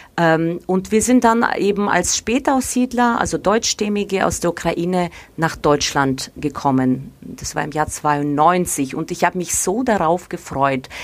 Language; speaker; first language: German; non-native, fluent; Russian